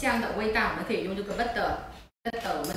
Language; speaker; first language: Chinese; non-native, fluent; Vietnamese